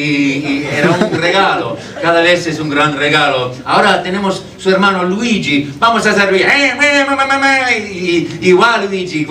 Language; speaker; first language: Spanish; non-native, fluent; English